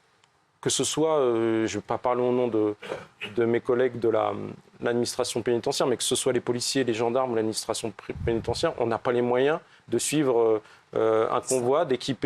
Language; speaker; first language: French; native; French